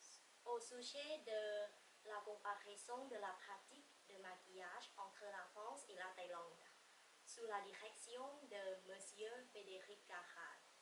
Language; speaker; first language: French; non-native, fluent; Thai